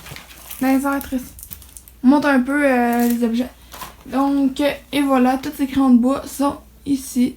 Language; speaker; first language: French; native; French